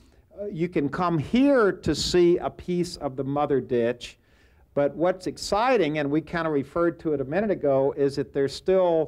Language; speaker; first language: English; native; English